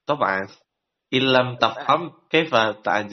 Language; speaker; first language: Arabic; non-native, fluent; Indonesian